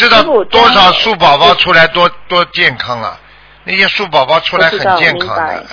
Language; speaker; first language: Chinese; native; Chinese